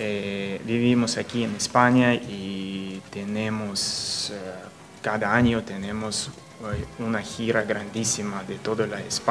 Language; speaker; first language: Spanish; non-native, fluent; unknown